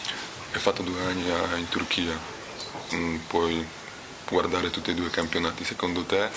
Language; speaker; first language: Italian; non-native, learner; Polish